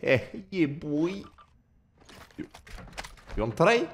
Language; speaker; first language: English; non-native, learner; French